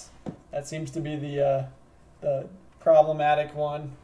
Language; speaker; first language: English; native; English